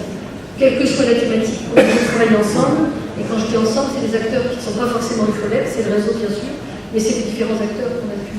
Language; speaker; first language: French; native; French